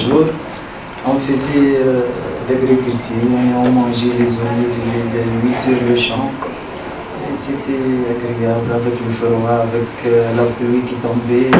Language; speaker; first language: French; non-native, learner; Arabic